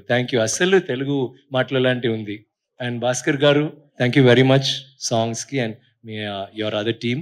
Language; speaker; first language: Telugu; non-native, learner; Tamil